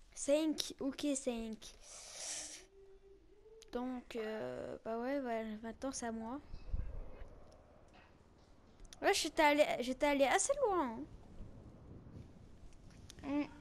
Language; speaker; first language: French; native; French